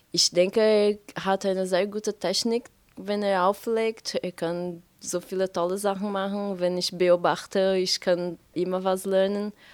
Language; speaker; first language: German; non-native, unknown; Portuguese